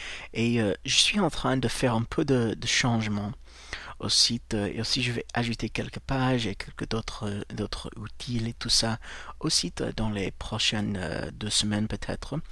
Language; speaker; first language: French; non-native, fluent; English